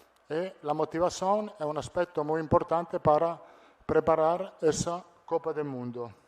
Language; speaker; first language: Spanish; non-native, fluent; Italian